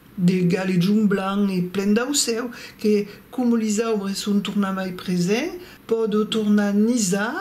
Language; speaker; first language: Occitan; non-native, local second language; French